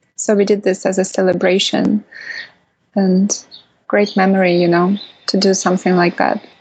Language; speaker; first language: English; non-native, fluent; Russian